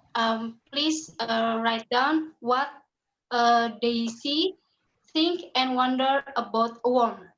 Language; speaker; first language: English; non-native, learner; Indonesian